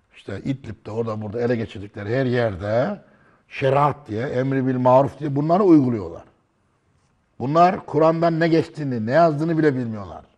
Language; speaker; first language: Turkish; native; Turkish